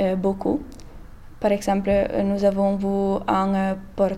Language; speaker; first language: French; non-native, learner; Italian